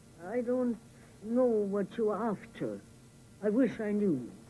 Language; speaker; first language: English; non-native, fluent; German